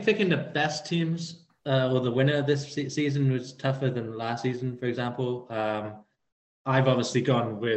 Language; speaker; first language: English; native; English